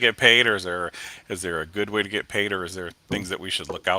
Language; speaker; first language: English; native; English